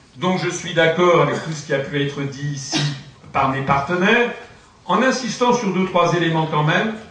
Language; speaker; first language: French; native; French